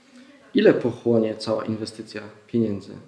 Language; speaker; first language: Polish; native; Polish